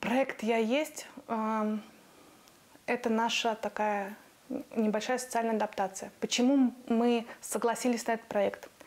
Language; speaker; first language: Russian; native; Russian